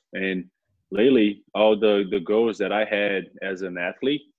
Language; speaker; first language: English; non-native, fluent; Portuguese